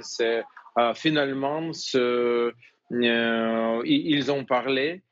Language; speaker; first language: French; non-native, fluent; Ukrainian